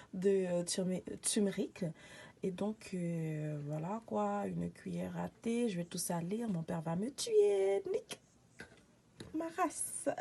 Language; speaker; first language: French; native; French